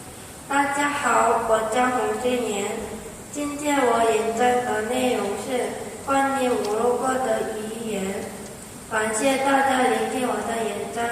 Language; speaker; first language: Chinese; non-native, learner; Korean